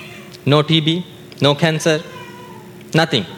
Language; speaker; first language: English; non-native, learner; Urdu